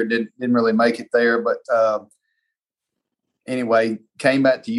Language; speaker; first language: English; native; English